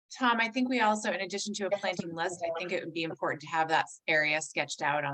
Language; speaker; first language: English; native; English